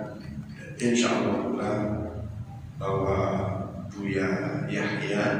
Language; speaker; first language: Indonesian; native; Indonesian